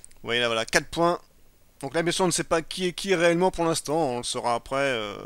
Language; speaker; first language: French; native; French